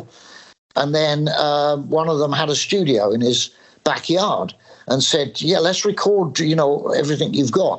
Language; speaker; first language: English; native; English